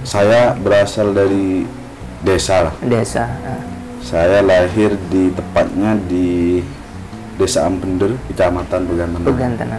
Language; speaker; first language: Indonesian; non-native, local second language; Madurese